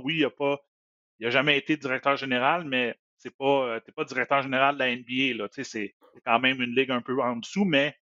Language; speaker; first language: French; native; French